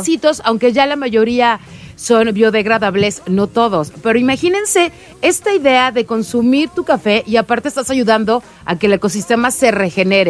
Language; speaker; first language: Spanish; native; Spanish